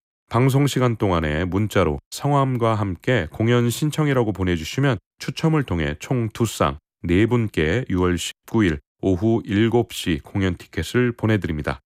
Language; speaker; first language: Korean; native; Korean